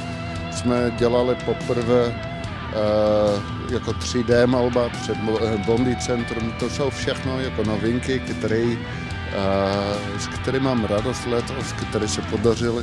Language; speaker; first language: Czech; non-native, fluent; Dutch